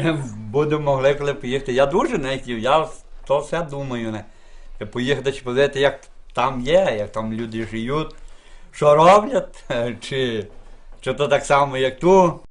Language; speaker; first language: Ukrainian; early bilingual, heritage; Ukrainian